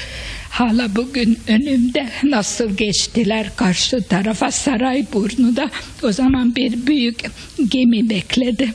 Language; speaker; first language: Turkish; early bilingual, other home language; Hungarian